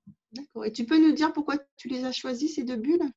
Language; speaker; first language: French; native; French